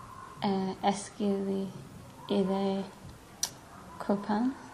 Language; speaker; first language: French; non-native, learner; English